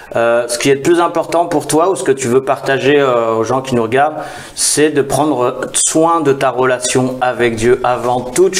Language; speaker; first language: French; native; French